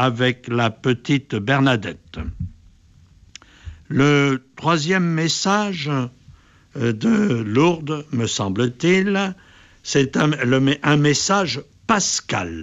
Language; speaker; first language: French; native; French